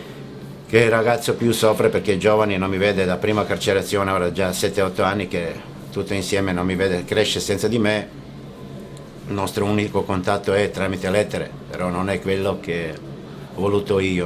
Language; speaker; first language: Italian; non-native, fluent; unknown